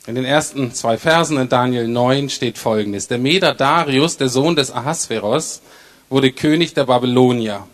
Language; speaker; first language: German; native; German